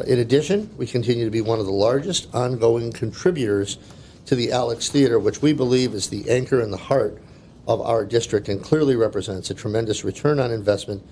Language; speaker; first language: English; native; English